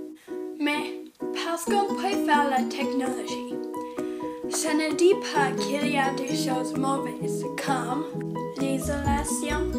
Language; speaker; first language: French; non-native, local second language; English